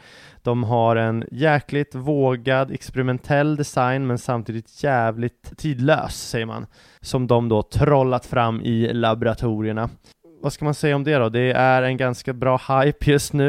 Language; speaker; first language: Swedish; native; Swedish